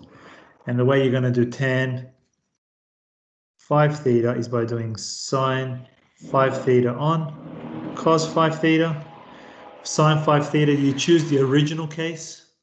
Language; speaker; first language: English; native; English